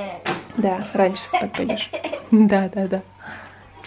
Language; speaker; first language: Russian; native; Russian